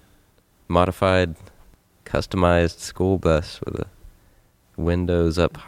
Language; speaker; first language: English; native; English